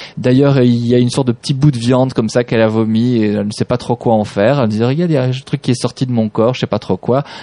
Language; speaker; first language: French; native; French